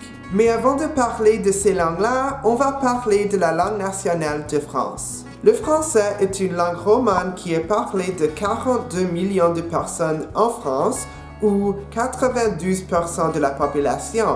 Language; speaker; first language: French; non-native, local second language; English